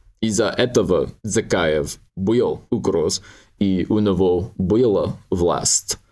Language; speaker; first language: Russian; non-native, learner; English